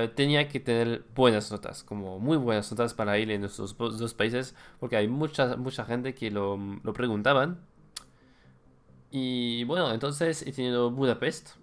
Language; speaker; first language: Spanish; non-native, fluent; French